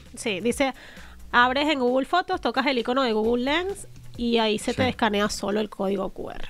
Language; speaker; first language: Spanish; native; Spanish